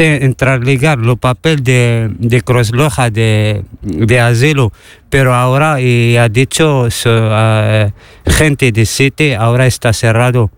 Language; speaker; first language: Spanish; non-native, learner; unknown